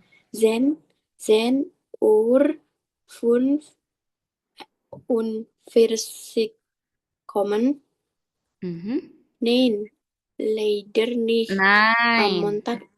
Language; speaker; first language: German; non-native, learner; Indonesian